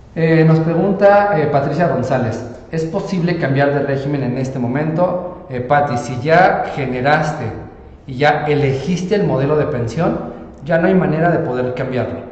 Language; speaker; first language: Spanish; native; Spanish